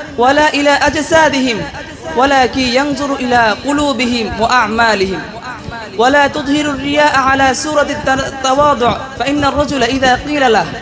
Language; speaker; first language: Arabic; non-native, fluent; Bangla